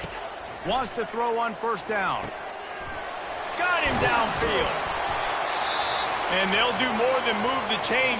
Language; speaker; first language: English; native; English